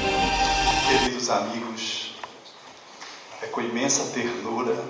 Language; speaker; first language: Portuguese; native; Portuguese